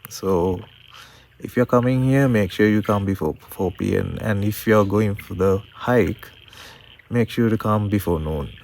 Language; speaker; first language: English; non-native, local second language; Sinhala